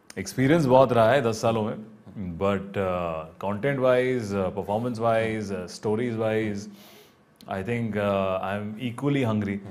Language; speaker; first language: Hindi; native; Hindi